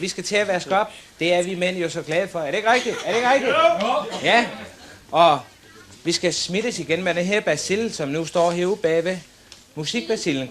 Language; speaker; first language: Danish; native; Danish